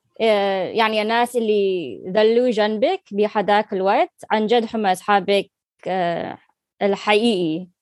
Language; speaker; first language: Arabic; non-native, learner; English